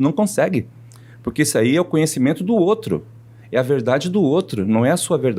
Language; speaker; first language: Portuguese; native; Portuguese